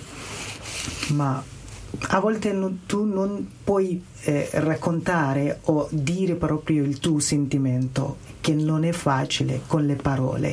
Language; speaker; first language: Italian; non-native, learner; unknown